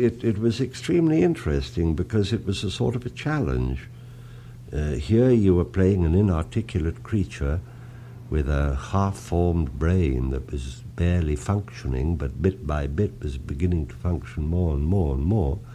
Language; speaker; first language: English; native; English